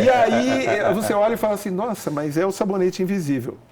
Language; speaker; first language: Portuguese; native; Portuguese